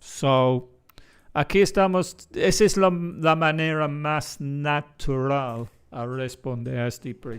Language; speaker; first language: Spanish; non-native, fluent; English